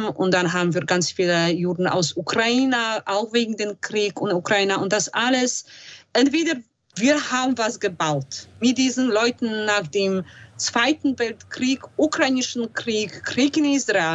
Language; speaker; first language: German; non-native, fluent; Polish